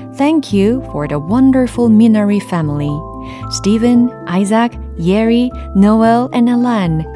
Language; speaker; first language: English; non-native, fluent; Korean